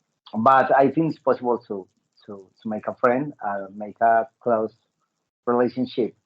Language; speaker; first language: English; non-native, learner; Spanish